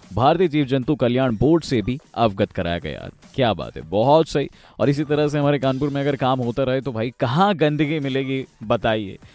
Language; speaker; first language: Hindi; native; Hindi